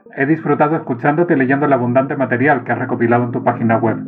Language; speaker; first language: Spanish; native; Spanish